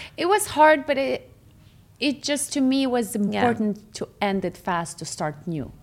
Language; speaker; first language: English; non-native, fluent; Russian